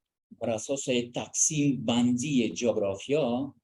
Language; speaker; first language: Persian; non-native, learner; Russian